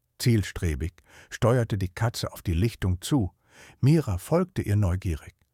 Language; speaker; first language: German; native; German